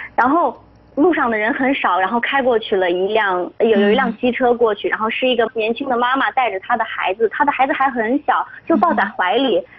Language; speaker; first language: Chinese; native; Chinese